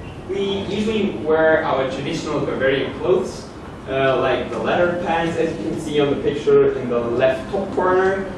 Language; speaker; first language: English; non-native, fluent; German